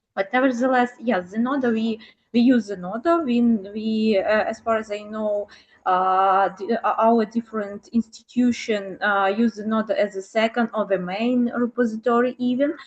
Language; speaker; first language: English; non-native, fluent; Ukrainian